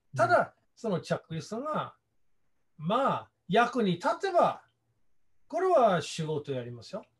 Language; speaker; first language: Japanese; non-native, fluent; English